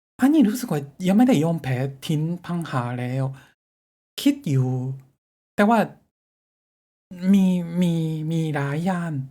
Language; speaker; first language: Thai; non-native, fluent; Japanese